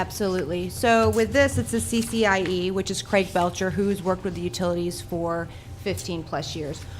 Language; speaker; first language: English; native; English